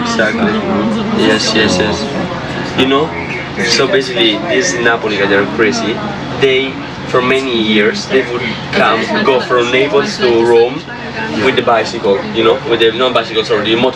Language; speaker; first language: English; non-native, fluent; Italian